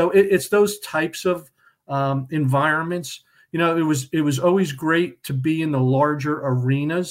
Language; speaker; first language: English; native; English